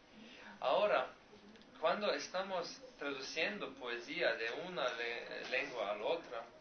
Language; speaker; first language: Spanish; non-native, learner; Slovenian